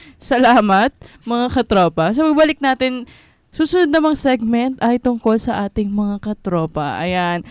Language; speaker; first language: Filipino; native; Filipino